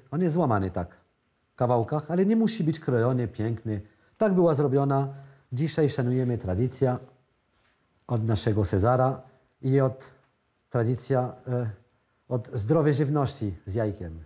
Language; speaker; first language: Polish; non-native, learner; French